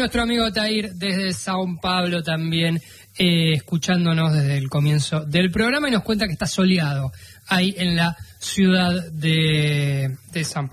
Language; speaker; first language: Spanish; native; Spanish